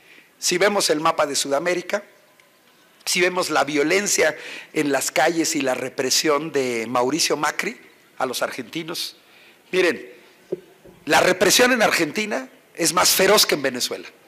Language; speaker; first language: Spanish; native; Spanish